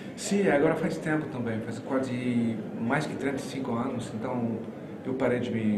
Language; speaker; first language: Portuguese; non-native, fluent; French